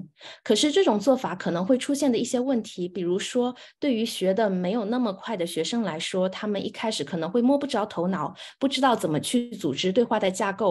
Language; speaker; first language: Chinese; native; Chinese